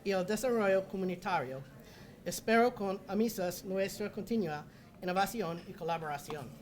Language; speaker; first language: Spanish; non-native, learner; English